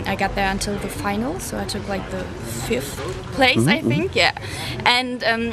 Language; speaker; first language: English; non-native, fluent; German